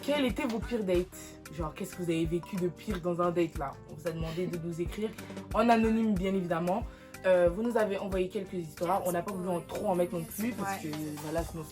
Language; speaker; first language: French; native; French